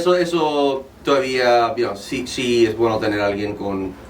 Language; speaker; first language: Spanish; early bilingual, heritage; Spanish